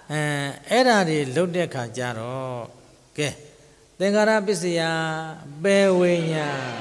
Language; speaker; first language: Burmese; native; Burmese